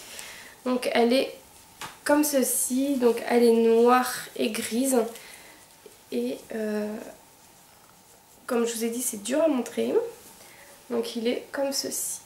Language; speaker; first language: French; native; French